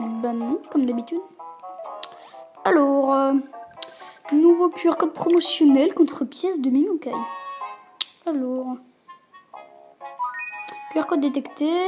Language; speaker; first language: French; native; French